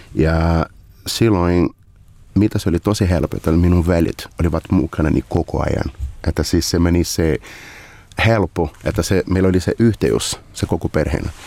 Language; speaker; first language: Finnish; non-native, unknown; Portuguese